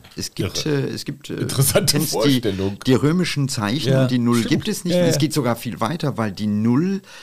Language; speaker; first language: German; non-native, fluent; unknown